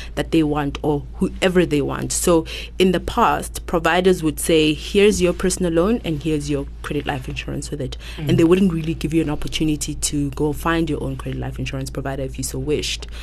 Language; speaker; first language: English; non-native, local second language; Southern Sotho